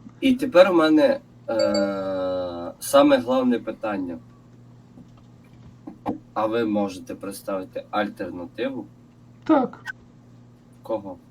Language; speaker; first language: Ukrainian; non-native, local second language; Russian